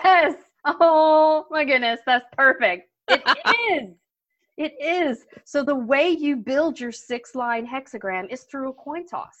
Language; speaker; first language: English; native; English